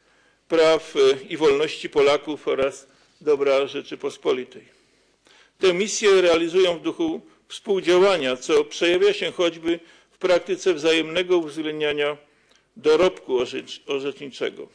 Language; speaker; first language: Polish; native; Polish